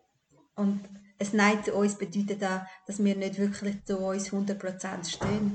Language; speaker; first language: German; early bilingual, other home language; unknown